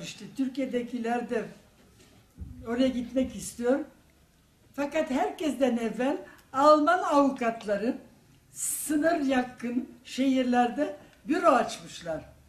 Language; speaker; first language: Turkish; non-native, fluent; German